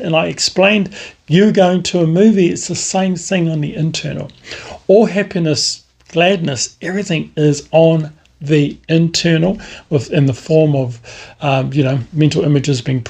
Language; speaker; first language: English; native; English